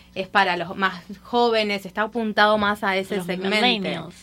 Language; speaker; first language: Spanish; native; Spanish